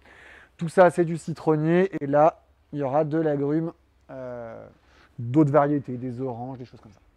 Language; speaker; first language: French; native; French